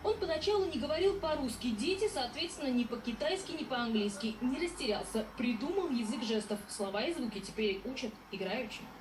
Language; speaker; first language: Russian; native; Russian